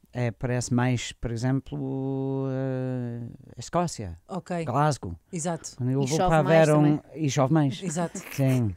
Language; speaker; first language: Portuguese; non-native, learner; English